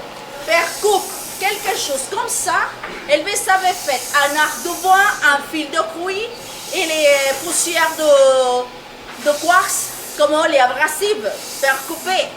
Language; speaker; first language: French; non-native, learner; Spanish